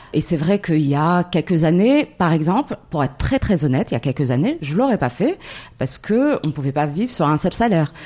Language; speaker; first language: French; non-native, local second language; Arabic